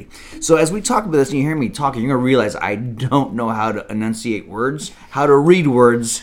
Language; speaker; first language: English; native; English